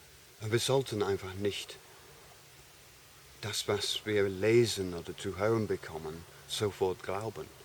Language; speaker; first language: German; non-native, fluent; English